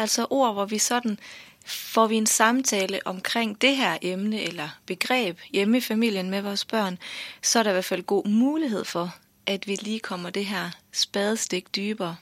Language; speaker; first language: Danish; native; Danish